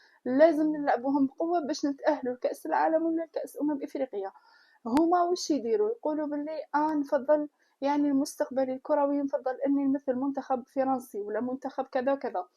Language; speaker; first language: Arabic; native; Arabic